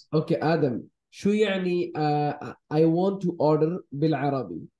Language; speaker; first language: Arabic; non-native, fluent; Hindi